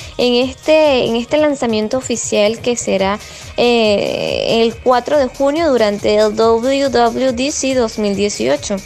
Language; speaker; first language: Spanish; native; Spanish